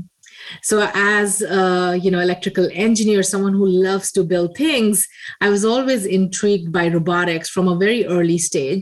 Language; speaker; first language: English; non-native, local second language; Hindi